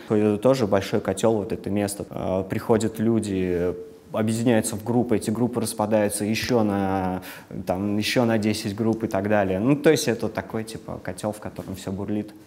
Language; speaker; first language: Russian; native; Russian